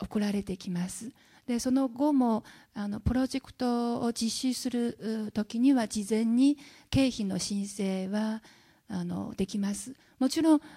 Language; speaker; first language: Japanese; non-native, fluent; Chinese